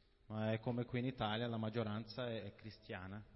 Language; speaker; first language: Italian; non-native, fluent; Portuguese